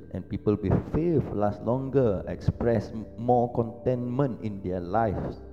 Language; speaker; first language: English; non-native, local second language; Malay